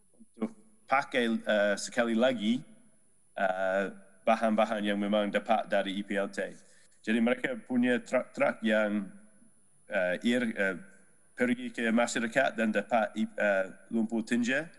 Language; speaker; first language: Indonesian; non-native, learner; Dutch